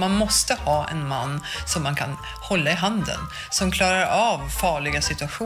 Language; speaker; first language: Swedish; native; Swedish